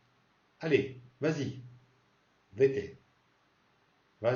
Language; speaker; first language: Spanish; non-native, fluent; French